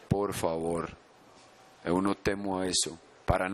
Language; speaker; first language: Portuguese; non-native, fluent; Spanish